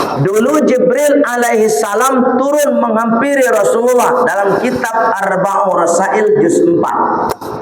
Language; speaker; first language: Malay; non-native, local second language; Minangkabau